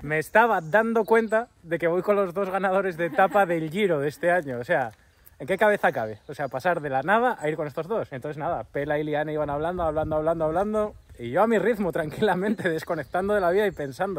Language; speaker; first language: Spanish; native; Spanish